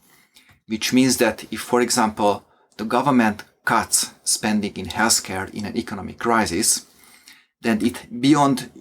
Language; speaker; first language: English; non-native, fluent; Hungarian